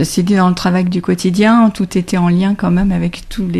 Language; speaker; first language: French; native; French